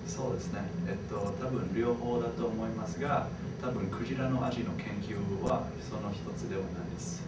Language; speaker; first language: Japanese; non-native, fluent; English